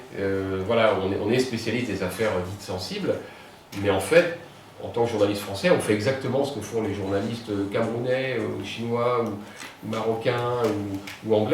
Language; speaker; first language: French; native; French